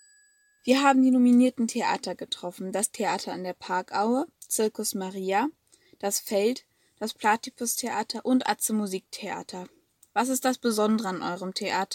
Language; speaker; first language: German; native; German